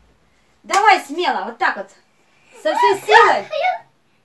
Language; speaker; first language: Russian; native; Russian